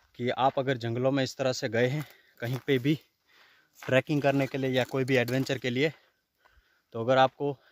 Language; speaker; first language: Hindi; non-native, local second language; Kachhi